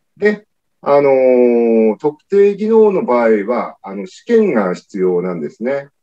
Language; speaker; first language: Japanese; native; Japanese